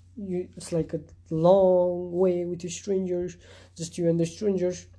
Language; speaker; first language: English; non-native, local second language; Nepali